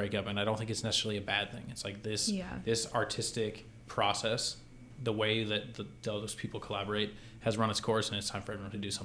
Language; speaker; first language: English; native; English